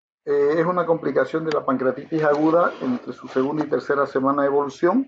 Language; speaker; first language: Spanish; native; Spanish